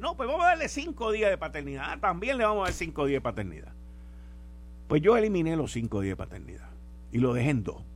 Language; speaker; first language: Spanish; native; Spanish